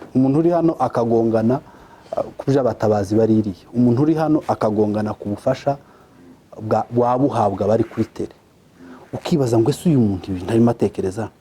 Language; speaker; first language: Kinyarwanda; native; Kinyarwanda